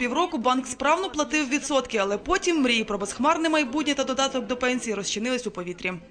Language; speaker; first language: Ukrainian; native; Ukrainian